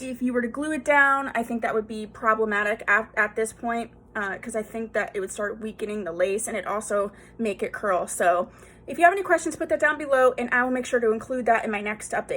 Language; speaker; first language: English; native; English